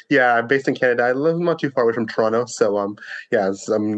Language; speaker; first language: English; native; English